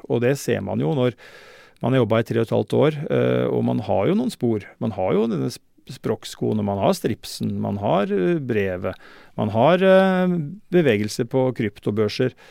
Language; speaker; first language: Norwegian; native; Norwegian